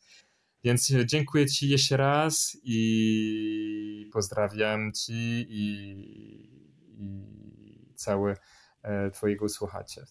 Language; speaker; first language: Polish; non-native, learner; French